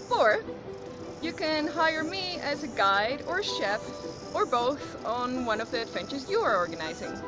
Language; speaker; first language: English; non-native, fluent; Dutch